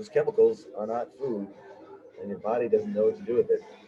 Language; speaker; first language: English; native; English